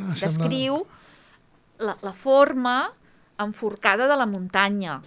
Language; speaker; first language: Catalan; native; Catalan